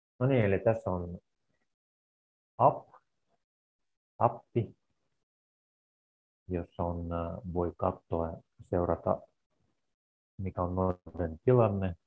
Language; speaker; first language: Finnish; non-native, learner; Russian